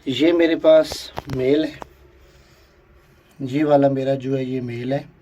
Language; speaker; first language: Urdu; non-native, local second language; Punjabi